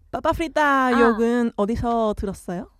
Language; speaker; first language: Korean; non-native, learner; Spanish